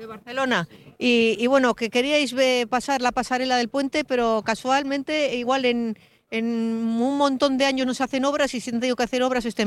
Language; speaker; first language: Spanish; native; Spanish